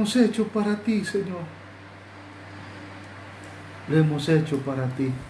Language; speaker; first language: Spanish; native; Spanish